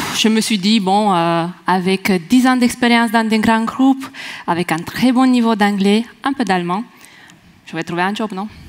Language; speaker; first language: French; non-native, fluent; Romanian